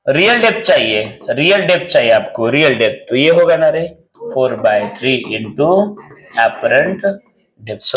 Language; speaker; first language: Hindi; non-native, local second language; Marathi